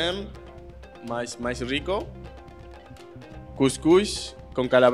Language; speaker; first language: Portuguese; non-native, learner; Spanish